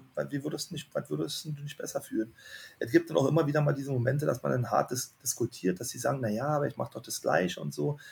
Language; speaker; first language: German; native; German